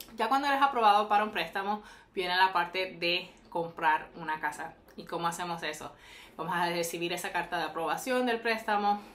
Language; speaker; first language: Spanish; early bilingual, heritage; Spanish